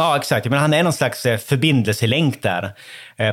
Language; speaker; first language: Swedish; native; Swedish